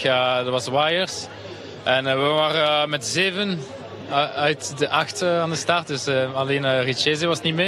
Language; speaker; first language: Dutch; non-native, local second language; French